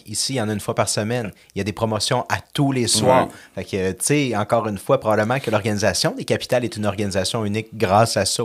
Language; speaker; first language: French; native; French